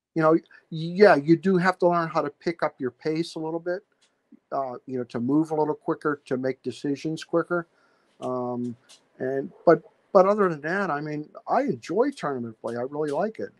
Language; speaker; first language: English; native; English